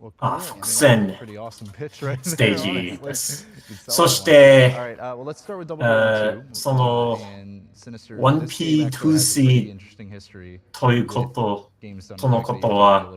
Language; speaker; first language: Japanese; non-native, learner; English